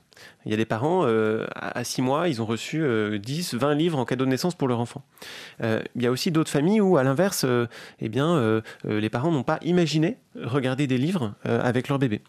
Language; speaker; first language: French; native; French